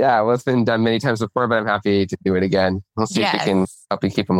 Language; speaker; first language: English; native; English